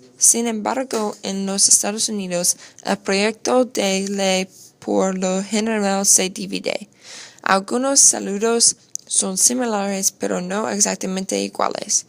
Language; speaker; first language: Spanish; non-native, learner; English